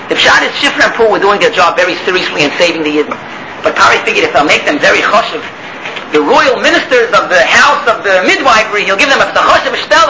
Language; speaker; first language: English; native; English